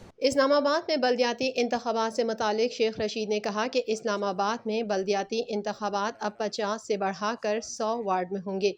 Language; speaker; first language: Urdu; native; Urdu